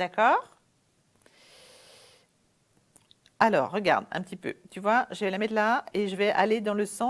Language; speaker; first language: French; native; French